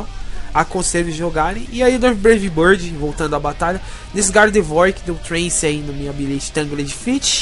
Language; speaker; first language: Portuguese; native; Portuguese